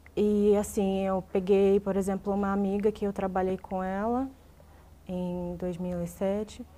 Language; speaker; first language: Portuguese; non-native, fluent; Russian